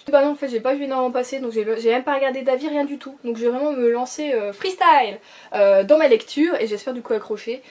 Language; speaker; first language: French; native; French